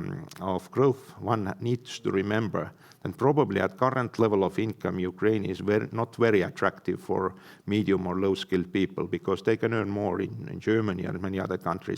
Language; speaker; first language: English; non-native, fluent; Estonian